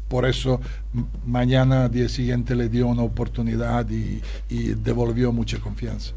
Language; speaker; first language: Spanish; non-native, fluent; Serbian